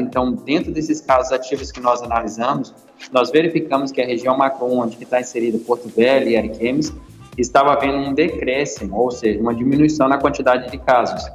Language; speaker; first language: Portuguese; native; Portuguese